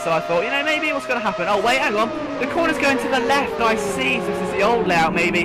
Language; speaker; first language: English; native; English